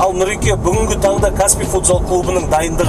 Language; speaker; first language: Kazakh; native; Kazakh